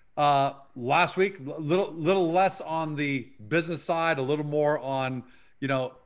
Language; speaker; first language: English; native; English